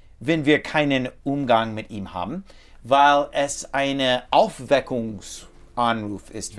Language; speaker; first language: German; non-native, learner; English